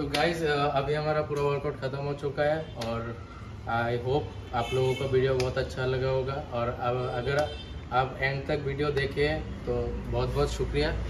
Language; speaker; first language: Hindi; native; Hindi